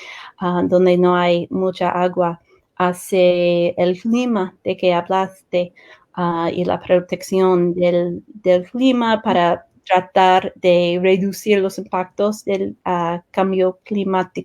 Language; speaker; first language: Spanish; non-native, fluent; English